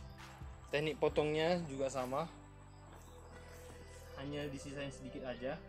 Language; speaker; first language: Indonesian; native; Indonesian